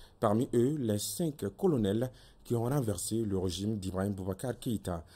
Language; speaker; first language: French; non-native, local second language; Bambara